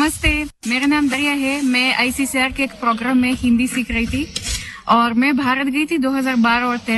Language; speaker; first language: Hindi; non-native, fluent; Russian